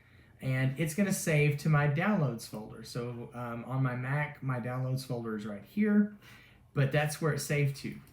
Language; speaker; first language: English; native; English